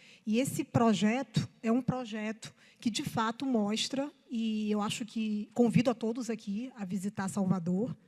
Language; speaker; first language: Portuguese; native; Portuguese